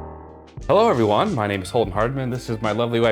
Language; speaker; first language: English; native; English